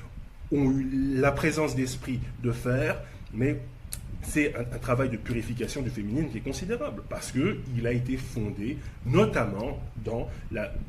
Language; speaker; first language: French; native; French